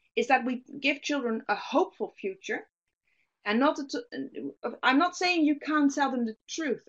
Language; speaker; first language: English; non-native, fluent; Dutch